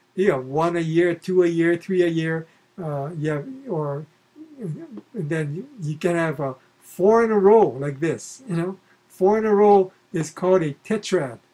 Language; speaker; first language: English; native; English